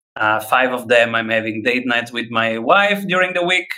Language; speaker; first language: English; non-native, fluent; Italian